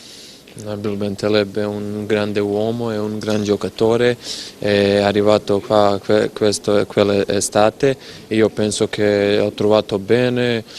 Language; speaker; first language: Italian; non-native, learner; Serbian